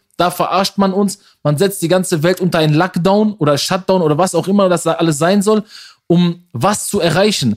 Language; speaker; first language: German; early bilingual, other home language; Persian